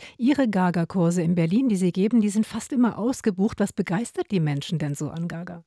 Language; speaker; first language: German; native; German